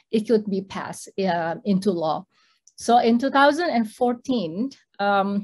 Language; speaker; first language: English; non-native, fluent; Indonesian